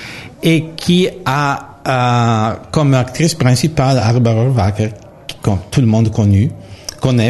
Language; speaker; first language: French; non-native, fluent; Italian